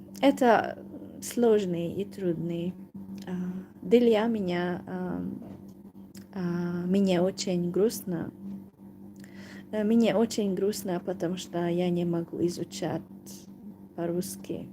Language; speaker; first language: Russian; non-native, learner; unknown